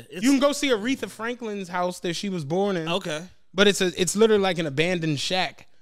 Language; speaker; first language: English; native; English